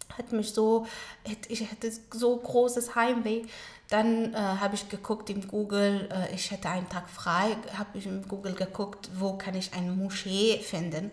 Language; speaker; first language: German; non-native, learner; Pashto